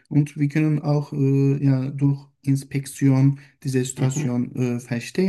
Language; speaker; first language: German; non-native, learner; Turkish